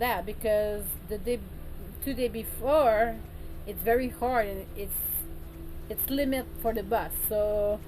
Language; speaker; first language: English; non-native, learner; French